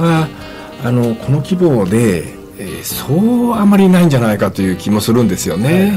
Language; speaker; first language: Japanese; native; Japanese